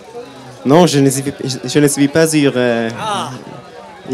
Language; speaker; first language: French; non-native, local second language; German